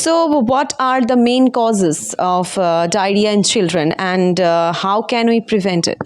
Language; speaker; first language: English; non-native, local second language; Bangla